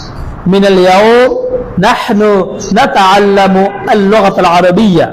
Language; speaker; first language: Arabic; non-native, fluent; Bangla